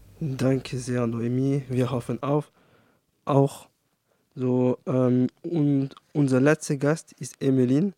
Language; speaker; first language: German; non-native, learner; French